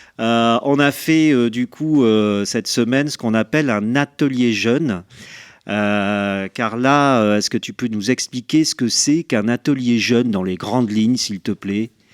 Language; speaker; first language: French; native; French